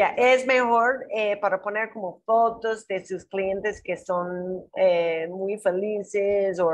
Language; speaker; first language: Spanish; non-native, learner; English